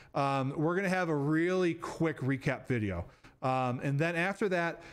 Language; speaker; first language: English; native; English